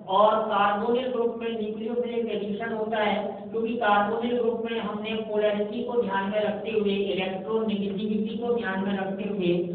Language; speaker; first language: Hindi; native; Hindi